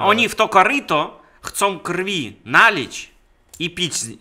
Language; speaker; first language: Polish; non-native, fluent; Russian